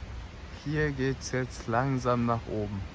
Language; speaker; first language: German; native; German